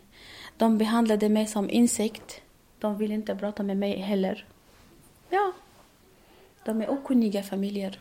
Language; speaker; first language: Swedish; non-native, learner; Arabic